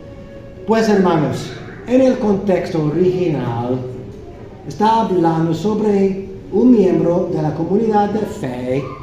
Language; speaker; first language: Spanish; non-native, fluent; English